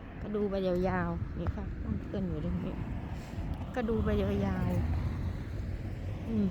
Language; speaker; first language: Thai; native; Thai